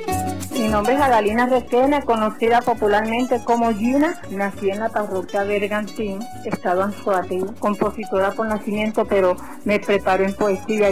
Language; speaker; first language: Spanish; native; Spanish